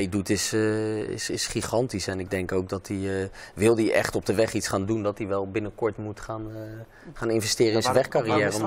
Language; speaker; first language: Dutch; native; Dutch